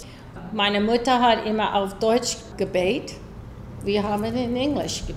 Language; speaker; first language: German; early bilingual, heritage; English